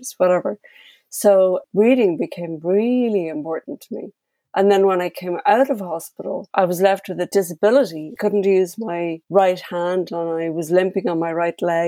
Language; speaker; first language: English; native; English